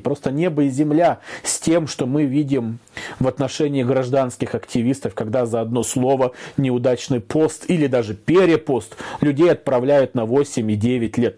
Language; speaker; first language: Russian; native; Russian